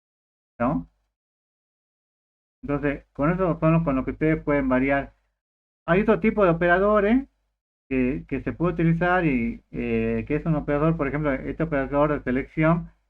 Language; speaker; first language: Spanish; native; Spanish